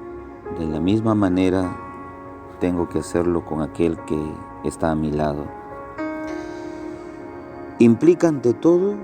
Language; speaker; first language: Spanish; native; Spanish